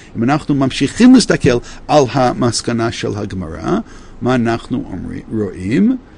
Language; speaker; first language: Hebrew; non-native, fluent; English